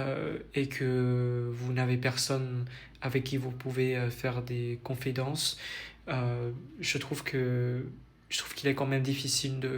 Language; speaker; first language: French; non-native, fluent; Vietnamese